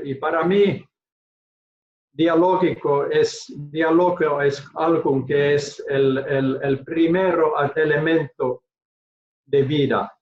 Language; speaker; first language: Spanish; non-native, learner; Finnish